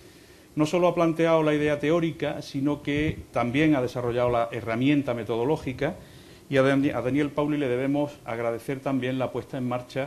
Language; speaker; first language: Spanish; native; Spanish